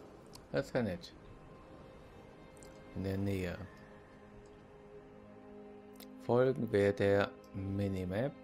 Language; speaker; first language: German; native; German